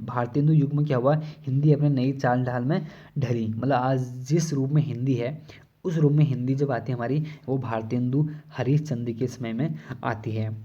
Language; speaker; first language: Hindi; native; Hindi